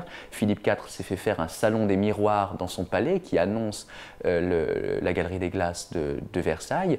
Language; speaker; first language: French; native; French